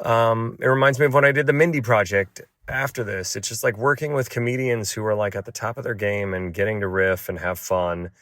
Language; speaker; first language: English; native; English